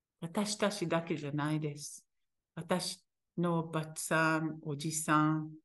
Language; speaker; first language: Japanese; non-native, fluent; Hebrew